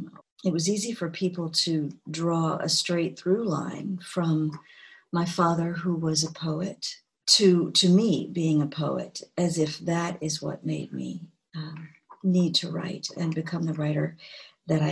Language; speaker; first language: English; native; English